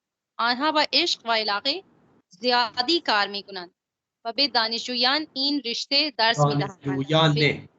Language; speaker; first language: Persian; non-native, learner; Urdu